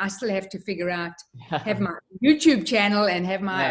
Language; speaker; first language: English; native; English